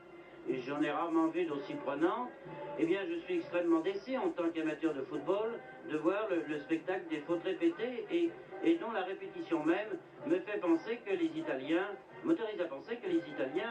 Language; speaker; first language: French; native; French